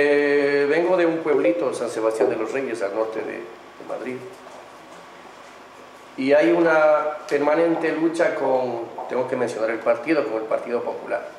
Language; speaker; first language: Spanish; native; Spanish